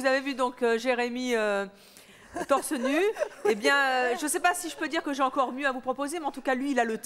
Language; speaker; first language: French; native; French